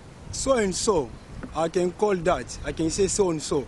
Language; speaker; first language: English; non-native, fluent; Lingala